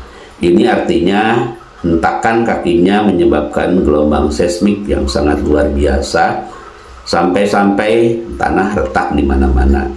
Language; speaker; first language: Indonesian; non-native, local second language; Sundanese